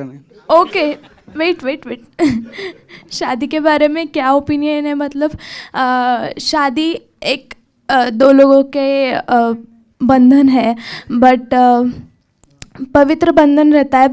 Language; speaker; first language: Hindi; non-native, local second language; Marathi